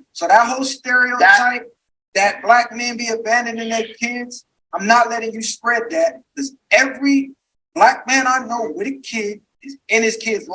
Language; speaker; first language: English; native; English